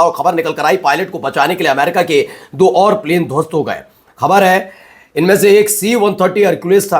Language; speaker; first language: Hindi; native; Hindi